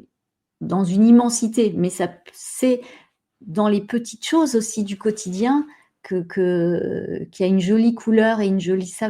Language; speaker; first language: French; native; French